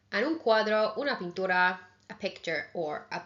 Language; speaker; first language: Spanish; non-native, fluent; English